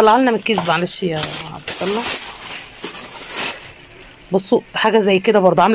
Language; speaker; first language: Arabic; native; Arabic